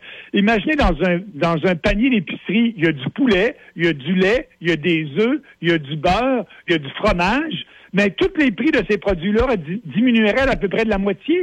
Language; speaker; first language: French; native; French